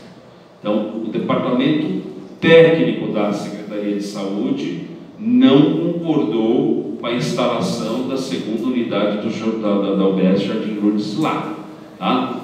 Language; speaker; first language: Portuguese; native; Portuguese